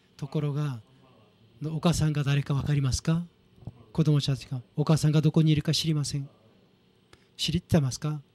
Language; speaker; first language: Japanese; non-native, fluent; Korean